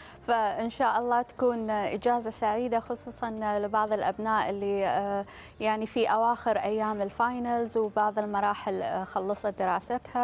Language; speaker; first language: Arabic; native; Arabic